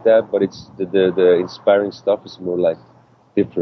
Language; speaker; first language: English; non-native, fluent; Swiss German